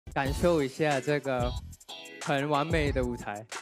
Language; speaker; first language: Chinese; non-native, learner; Thai